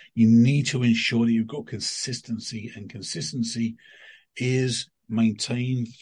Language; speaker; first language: English; native; English